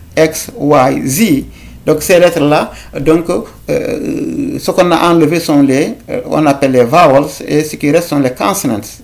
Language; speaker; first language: French; non-native, local second language; Fula